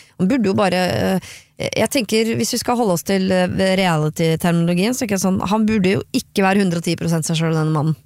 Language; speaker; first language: Norwegian; native; Norwegian